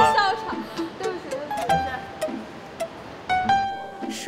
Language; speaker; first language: Chinese; native; Chinese